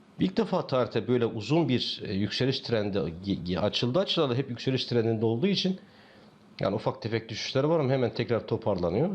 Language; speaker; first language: Turkish; native; Turkish